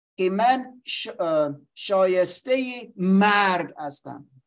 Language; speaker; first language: Persian; non-native, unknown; English